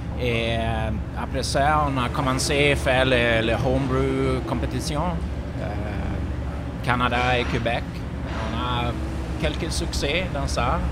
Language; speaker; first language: French; non-native, learner; Swedish